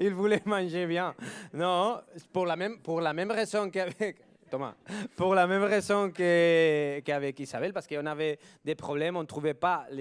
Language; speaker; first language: French; non-native, fluent; Spanish